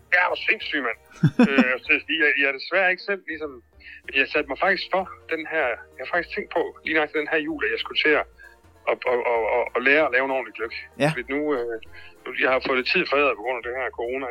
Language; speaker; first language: Danish; native; Danish